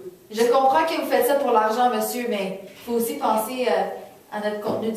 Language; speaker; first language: French; native; French